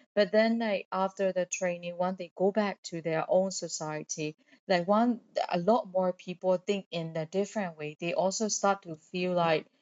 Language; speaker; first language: English; non-native, fluent; Burmese